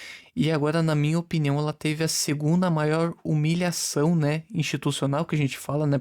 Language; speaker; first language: Portuguese; native; Portuguese